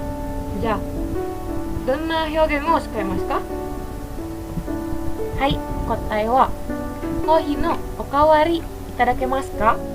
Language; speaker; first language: Japanese; non-native, learner; Indonesian